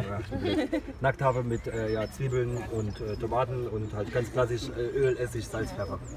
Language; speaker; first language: German; native; German